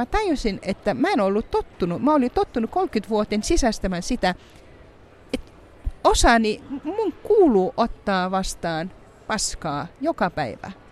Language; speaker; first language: Finnish; non-native, fluent; Arabic